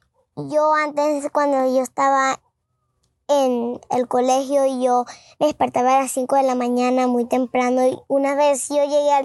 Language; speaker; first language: Spanish; early bilingual, heritage; Spanish